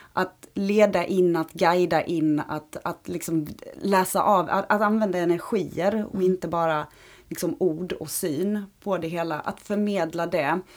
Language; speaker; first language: Swedish; early bilingual, other home language; Romanian